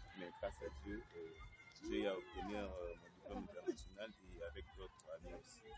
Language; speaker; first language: French; non-native, local second language; Lingala